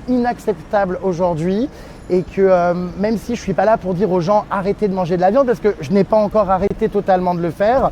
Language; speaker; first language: French; native; French